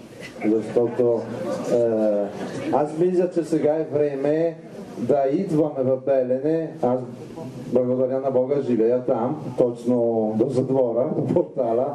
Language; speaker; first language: Bulgarian; non-native, fluent; Italian